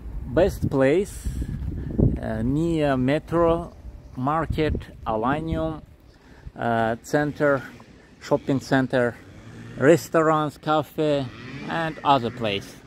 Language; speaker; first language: English; non-native, learner; Russian